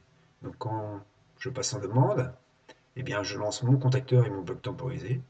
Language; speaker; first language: French; native; French